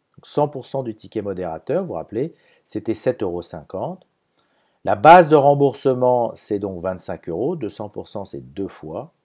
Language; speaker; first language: French; native; French